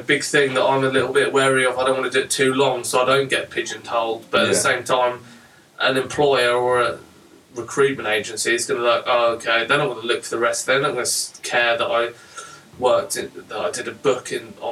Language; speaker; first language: English; native; English